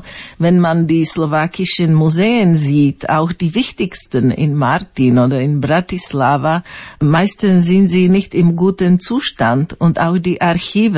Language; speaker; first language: German; non-native, fluent; Slovak